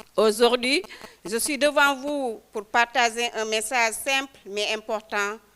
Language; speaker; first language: French; non-native, local second language; Wolof